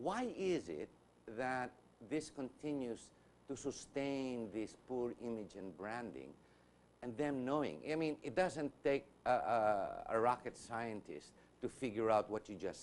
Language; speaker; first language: English; non-native, local second language; Filipino